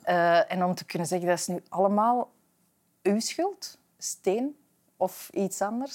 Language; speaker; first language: Dutch; native; Dutch